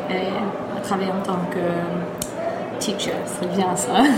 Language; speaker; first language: French; early bilingual, other home language; German